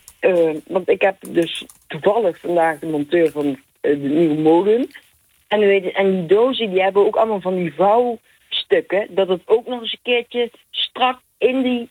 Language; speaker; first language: Dutch; native; Dutch